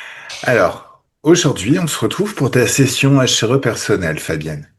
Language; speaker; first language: French; native; French